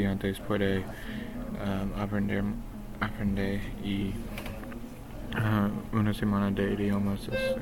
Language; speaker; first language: Spanish; non-native, learner; English